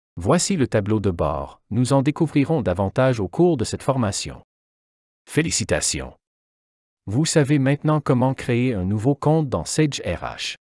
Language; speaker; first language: French; native; French